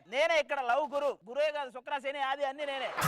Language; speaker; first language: Telugu; native; Telugu